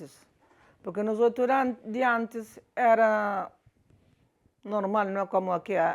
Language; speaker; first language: Spanish; non-native, learner; Kabuverdianu